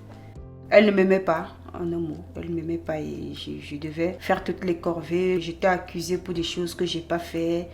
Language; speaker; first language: French; native; French